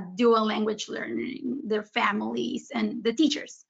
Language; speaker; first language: English; early bilingual, other home language; Spanish